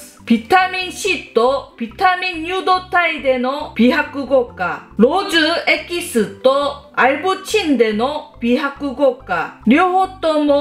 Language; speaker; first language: Japanese; non-native, fluent; Korean